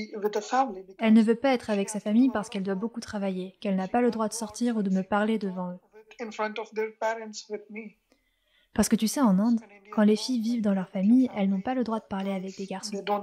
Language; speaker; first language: French; non-native, fluent; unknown